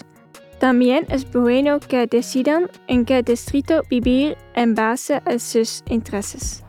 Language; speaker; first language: Spanish; non-native, fluent; Dutch